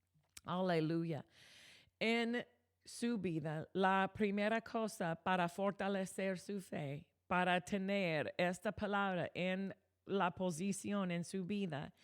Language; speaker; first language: Spanish; non-native, fluent; English